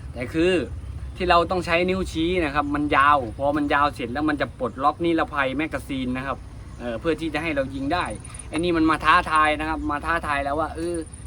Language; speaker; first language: Thai; native; Thai